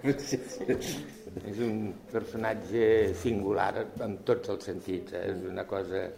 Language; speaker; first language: Catalan; native; Catalan